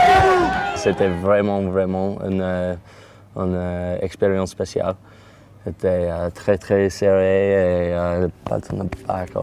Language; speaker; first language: French; non-native, learner; English